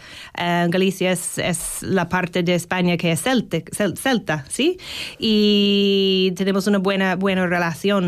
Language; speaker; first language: Spanish; non-native, learner; English